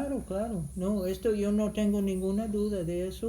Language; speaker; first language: Spanish; non-native, fluent; English